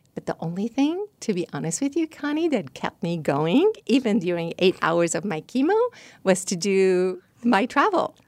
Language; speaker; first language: English; non-native, fluent; Persian